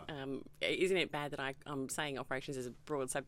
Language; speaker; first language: English; native; English